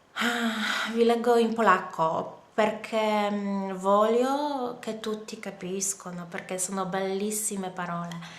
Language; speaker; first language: Italian; non-native, fluent; Polish